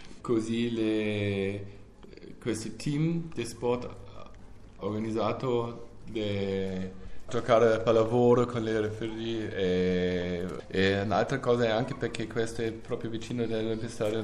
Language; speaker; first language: Italian; non-native, learner; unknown